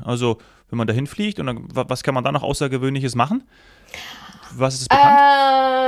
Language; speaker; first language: German; native; German